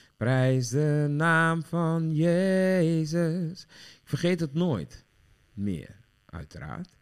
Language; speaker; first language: Dutch; early bilingual, other home language; Sranan Tongo